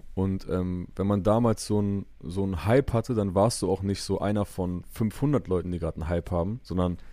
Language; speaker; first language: German; native; German